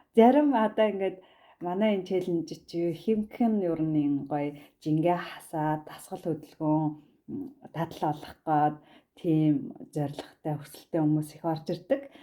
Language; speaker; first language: Mongolian; native; Mongolian